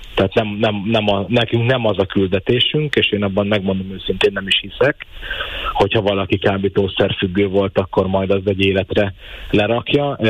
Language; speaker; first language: Hungarian; native; Hungarian